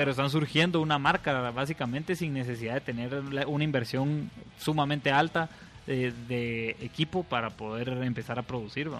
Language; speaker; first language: Spanish; native; Spanish